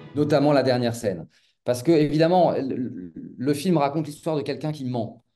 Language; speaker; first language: French; native; French